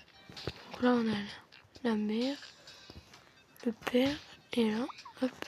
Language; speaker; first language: French; native; French